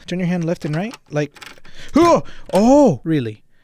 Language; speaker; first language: English; early bilingual, other home language; Spanish